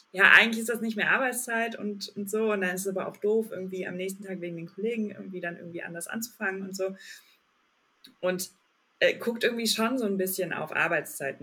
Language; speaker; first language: German; native; German